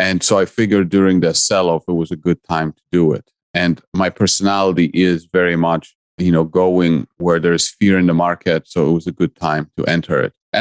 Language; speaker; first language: English; non-native, fluent; Polish